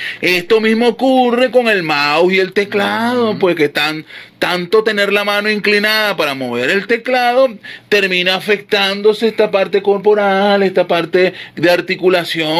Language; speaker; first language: Spanish; native; Spanish